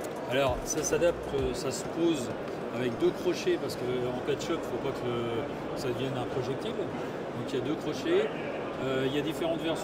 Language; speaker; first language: French; native; French